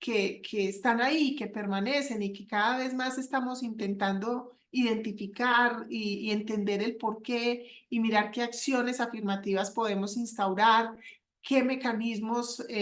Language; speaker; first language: Spanish; native; Spanish